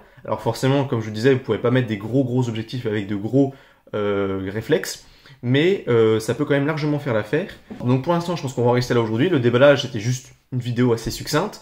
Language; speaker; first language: French; native; French